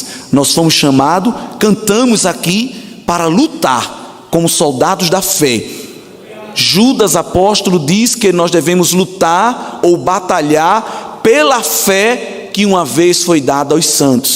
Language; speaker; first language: Portuguese; native; Portuguese